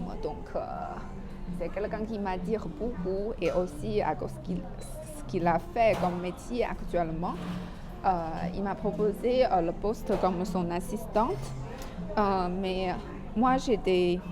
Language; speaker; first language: French; non-native, fluent; Chinese